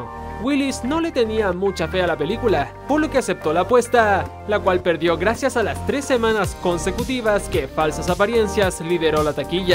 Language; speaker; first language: Spanish; native; Spanish